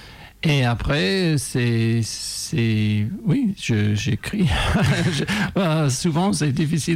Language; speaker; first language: French; non-native, fluent; English